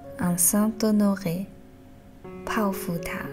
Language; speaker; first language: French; non-native, fluent; Chinese